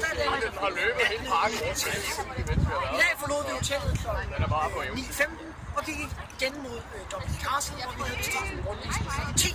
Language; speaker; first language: Danish; native; Danish